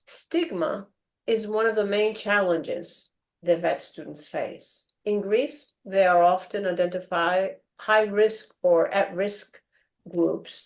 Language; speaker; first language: English; non-native, fluent; Greek